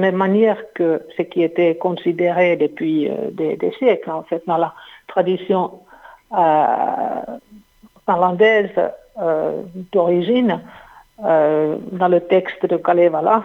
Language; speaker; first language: French; non-native, fluent; Finnish